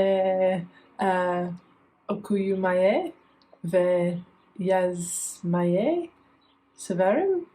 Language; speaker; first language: Turkish; non-native, learner; English